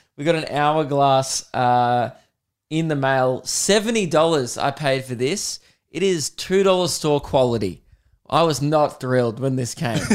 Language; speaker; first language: English; native; English